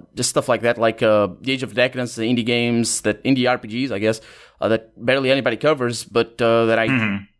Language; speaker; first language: English; non-native, fluent; Portuguese